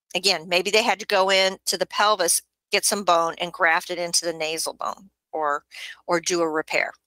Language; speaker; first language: English; native; English